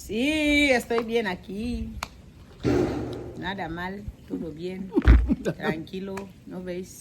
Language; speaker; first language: Spanish; non-native, learner; Filipino